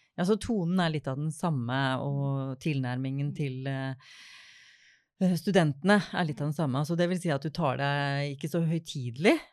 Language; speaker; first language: Norwegian; native; Norwegian